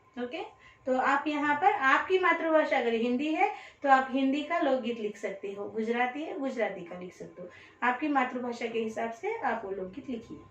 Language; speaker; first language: Hindi; non-native, local second language; Telugu